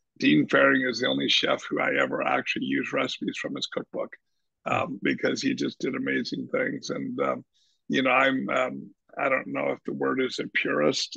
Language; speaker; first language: English; native; English